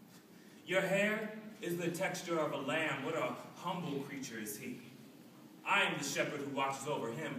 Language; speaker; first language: English; native; English